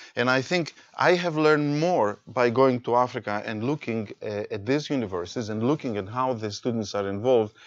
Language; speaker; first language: English; non-native, fluent; Greek